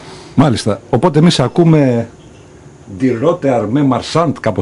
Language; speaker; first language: Greek; native; Greek